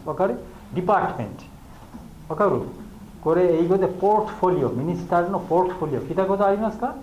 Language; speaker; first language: Japanese; non-native, learner; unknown